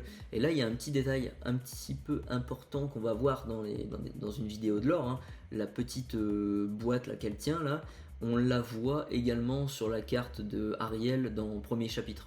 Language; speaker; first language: French; native; French